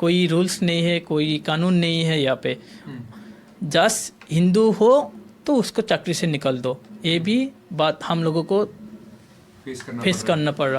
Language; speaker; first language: Hindi; non-native, learner; Bangla